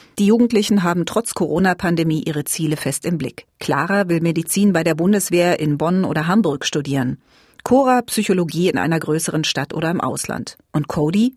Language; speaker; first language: German; native; German